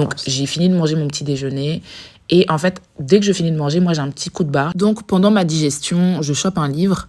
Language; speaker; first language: French; native; French